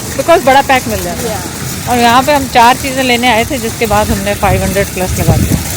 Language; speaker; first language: Urdu; native; Urdu